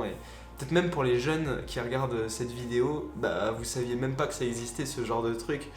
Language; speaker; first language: French; native; French